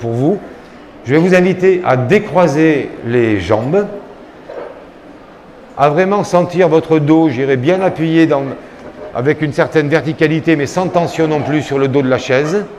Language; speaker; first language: French; native; French